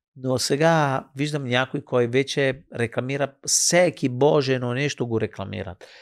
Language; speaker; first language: Bulgarian; non-native, fluent; Italian